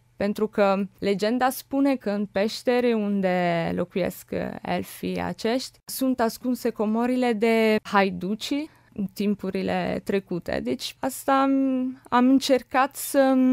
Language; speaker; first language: Romanian; non-native, fluent; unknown